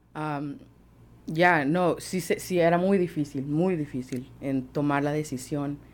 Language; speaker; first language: Spanish; early bilingual, heritage; Spanish